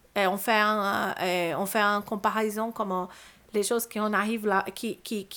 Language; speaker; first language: French; non-native, fluent; Portuguese